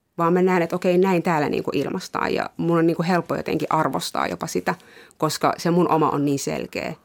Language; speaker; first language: Finnish; early bilingual, other home language; Somali